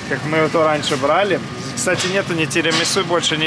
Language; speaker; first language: Russian; native; Russian